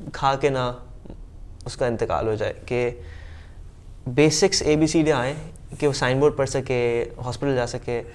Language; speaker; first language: Urdu; native; Urdu